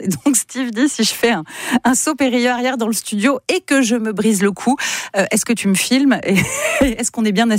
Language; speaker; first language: French; native; French